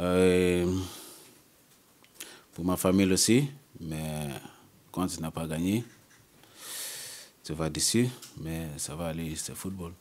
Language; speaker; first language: French; non-native, learner; English